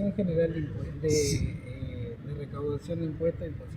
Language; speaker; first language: Spanish; native; Spanish